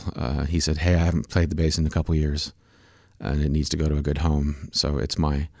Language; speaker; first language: English; native; English